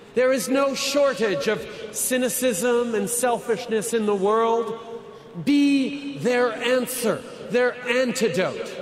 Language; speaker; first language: English; native; English